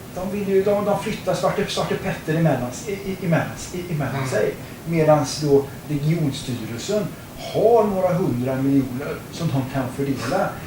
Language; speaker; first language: Swedish; native; Swedish